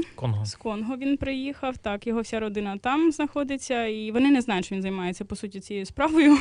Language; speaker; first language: Ukrainian; non-native, local second language; Russian